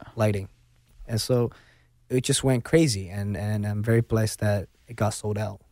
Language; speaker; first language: English; non-native, local second language; Cantonese